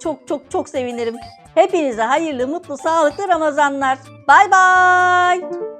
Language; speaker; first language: Turkish; native; Turkish